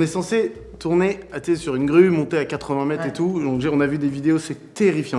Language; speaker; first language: French; native; French